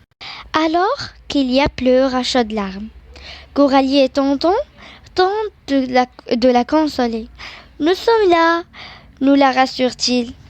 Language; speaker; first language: French; non-native, local second language; Arabic